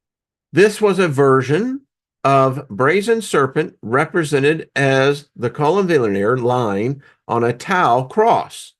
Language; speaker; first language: English; native; English